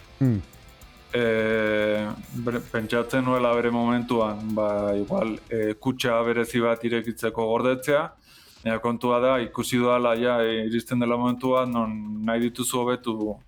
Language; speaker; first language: Basque; non-native, learner; Spanish